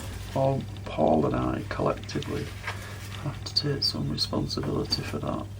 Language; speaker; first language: English; native; English